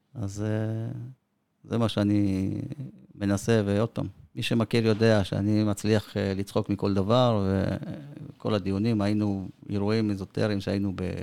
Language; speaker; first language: Hebrew; early bilingual, other home language; Spanish